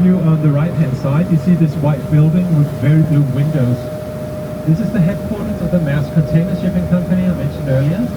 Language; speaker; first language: English; non-native, fluent; Danish